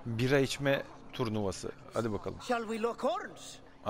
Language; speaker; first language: Turkish; native; Turkish